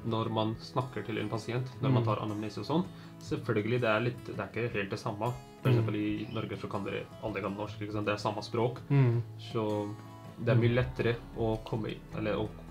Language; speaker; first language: Norwegian; early bilingual, other home language; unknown